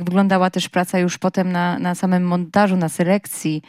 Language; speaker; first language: Polish; native; Polish